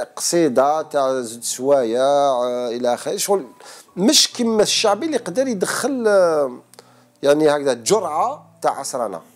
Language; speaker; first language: Arabic; native; Arabic